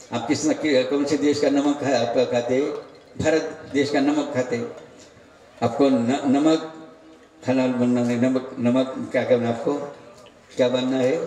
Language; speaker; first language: Hindi; non-native, local second language; Marathi